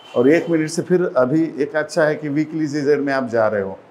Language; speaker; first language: Hindi; non-native, local second language; Marathi